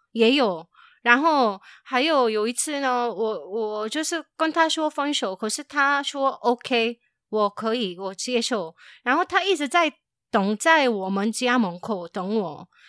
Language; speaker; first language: Chinese; non-native, fluent; Korean